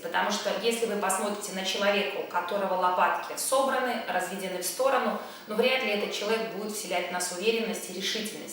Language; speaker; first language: Russian; native; Russian